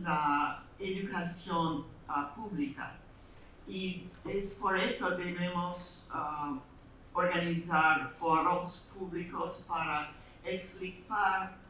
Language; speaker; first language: Spanish; non-native, fluent; English